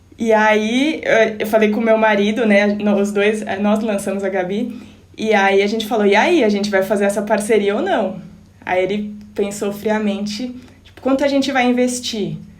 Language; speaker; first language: Portuguese; native; Portuguese